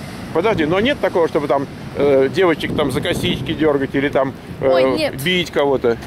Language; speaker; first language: Russian; native; Russian